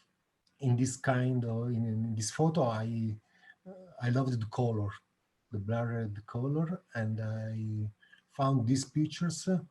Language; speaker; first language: English; non-native, learner; Italian